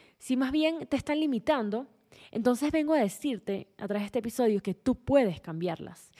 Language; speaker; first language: Spanish; native; Spanish